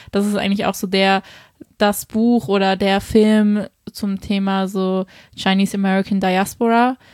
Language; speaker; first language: German; early bilingual, other home language; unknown